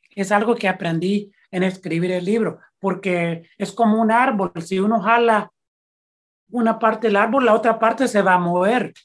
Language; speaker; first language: Spanish; early bilingual, heritage; Spanish